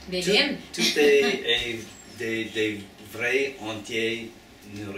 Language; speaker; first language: French; non-native, learner; English